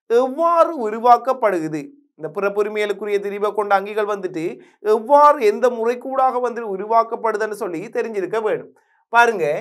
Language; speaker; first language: Tamil; native; Tamil